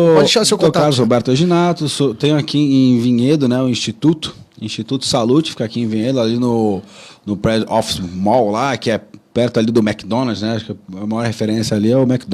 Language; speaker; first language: Portuguese; native; Portuguese